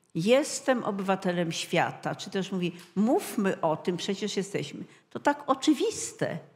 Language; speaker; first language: Polish; native; Polish